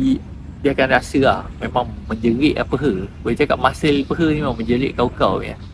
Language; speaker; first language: Malay; native; Malay